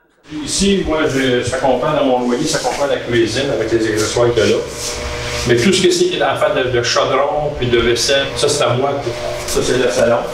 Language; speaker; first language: French; native; French